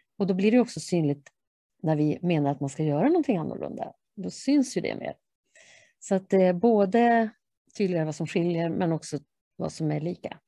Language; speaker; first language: Swedish; native; Swedish